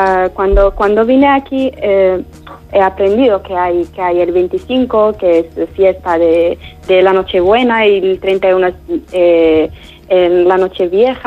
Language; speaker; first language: Spanish; non-native, fluent; Arabic